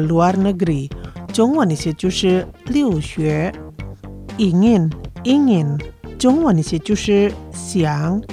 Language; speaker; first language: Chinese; non-native, fluent; Indonesian